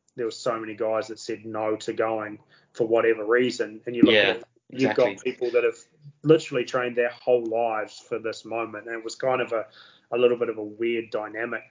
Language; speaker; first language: English; native; English